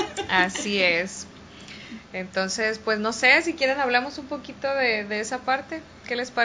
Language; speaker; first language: Spanish; native; Spanish